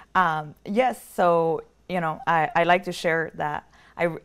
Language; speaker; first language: English; early bilingual, other home language; Spanish